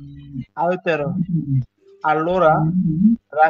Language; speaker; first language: Italian; non-native, learner; Bangla